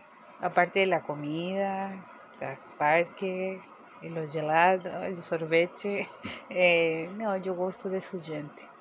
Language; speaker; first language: Portuguese; non-native, fluent; Spanish